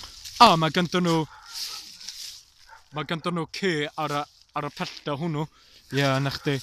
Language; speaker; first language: Welsh; non-native, learner; English